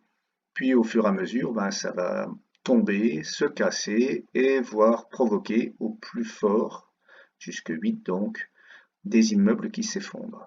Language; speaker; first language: French; native; French